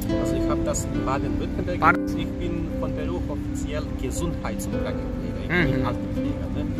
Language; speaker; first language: German; non-native, fluent; Serbian